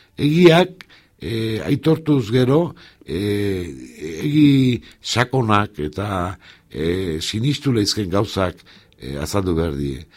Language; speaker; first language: Basque; native; Basque